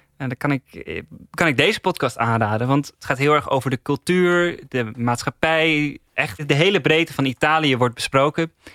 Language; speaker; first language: Dutch; native; Dutch